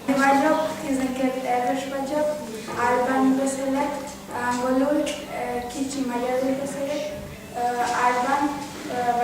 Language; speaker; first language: Hungarian; non-native, learner; Albanian